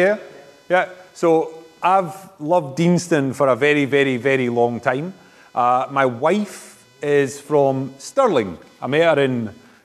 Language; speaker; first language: English; native; English